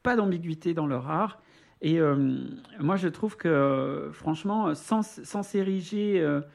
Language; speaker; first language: French; native; French